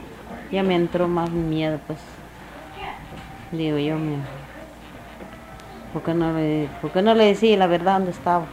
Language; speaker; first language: Spanish; non-native, local second language; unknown